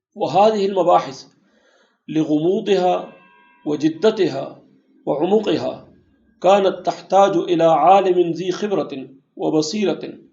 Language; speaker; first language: Arabic; non-native, fluent; Urdu